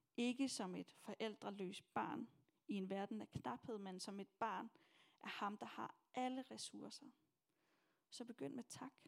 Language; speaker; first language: Danish; native; Danish